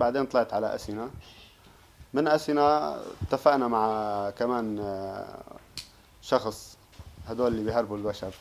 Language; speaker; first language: Arabic; native; Arabic